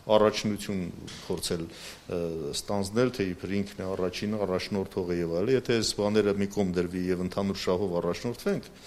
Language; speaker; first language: Armenian; native; Armenian